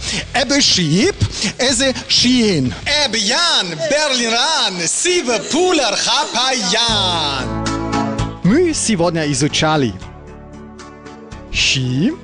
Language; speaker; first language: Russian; non-native, learner; German